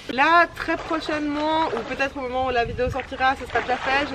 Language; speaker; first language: French; native; French